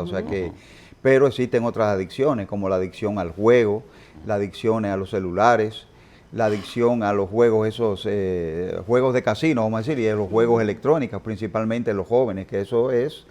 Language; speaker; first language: Spanish; native; Spanish